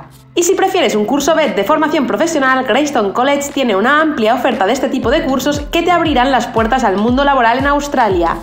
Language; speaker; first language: Spanish; native; Spanish